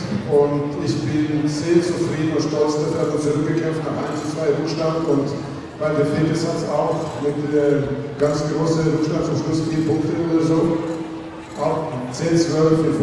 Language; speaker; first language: German; non-native, fluent; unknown